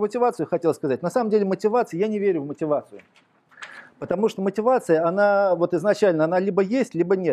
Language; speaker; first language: Russian; native; Russian